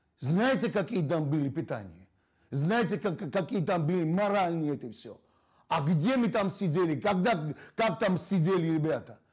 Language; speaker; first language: Russian; non-native, local second language; Georgian